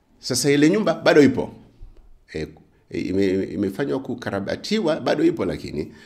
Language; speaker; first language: Swahili; native; Swahili